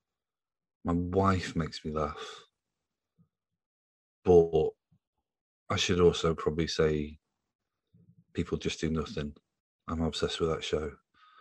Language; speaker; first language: English; native; English